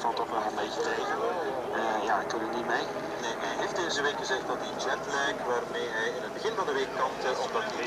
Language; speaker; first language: Dutch; native; Dutch